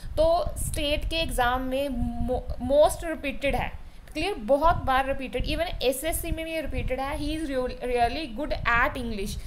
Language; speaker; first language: Hindi; non-native, local second language; Punjabi